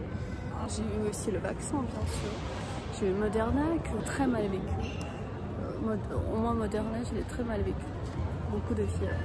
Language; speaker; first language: French; non-native, fluent; Armenian